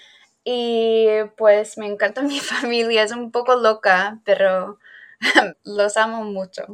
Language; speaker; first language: Spanish; non-native, fluent; English